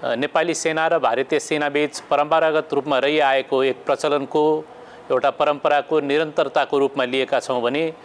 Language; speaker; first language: Nepali; native; Nepali